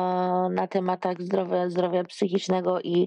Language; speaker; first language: Polish; early bilingual, heritage; Polish